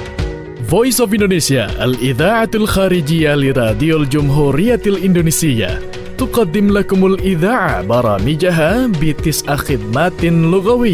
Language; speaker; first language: Arabic; non-native, fluent; Indonesian